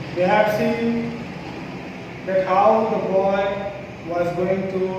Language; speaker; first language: English; non-native, local second language; Hindi